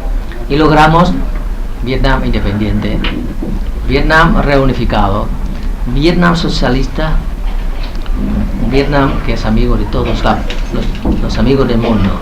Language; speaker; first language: Spanish; non-native, fluent; Vietnamese